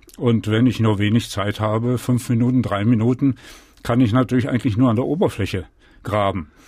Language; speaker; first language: German; native; German